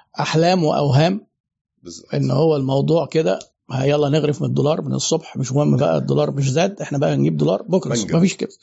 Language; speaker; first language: Arabic; native; Arabic